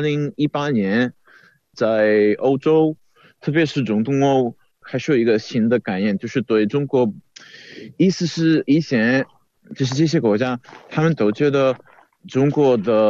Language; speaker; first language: Chinese; non-native, fluent; Czech